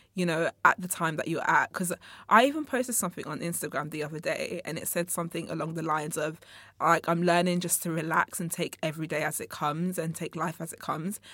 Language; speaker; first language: English; native; English